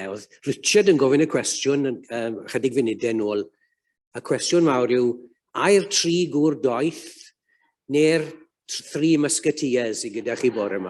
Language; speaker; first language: Welsh; native; Welsh